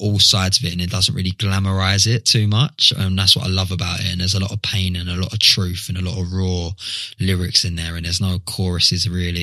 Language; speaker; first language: English; native; English